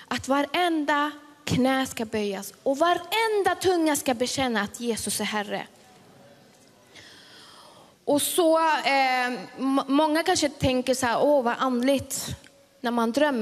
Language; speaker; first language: Swedish; early bilingual, other home language; Spanish